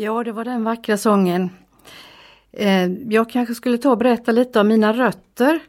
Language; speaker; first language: Swedish; native; Swedish